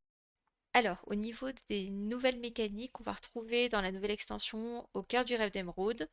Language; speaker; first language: French; native; French